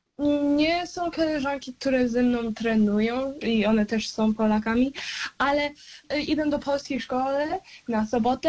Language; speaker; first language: Polish; early bilingual, heritage; Polish